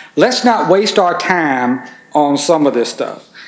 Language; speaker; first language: English; native; English